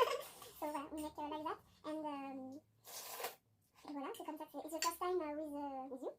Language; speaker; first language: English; non-native, learner; French